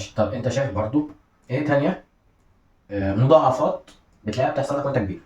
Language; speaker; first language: Arabic; native; Arabic